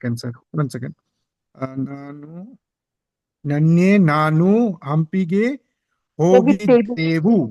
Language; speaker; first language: Kannada; non-native, learner; English